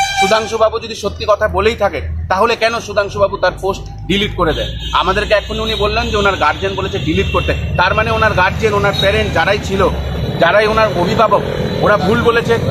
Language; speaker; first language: Bangla; native; Bangla